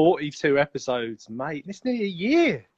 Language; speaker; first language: English; native; English